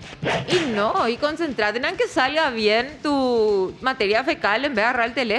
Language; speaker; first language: Spanish; native; Spanish